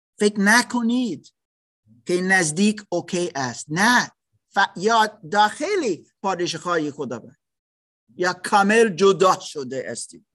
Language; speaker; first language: Persian; non-native, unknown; English